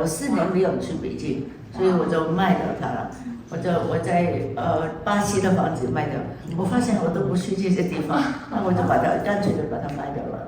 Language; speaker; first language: Chinese; non-native, local second language; Cantonese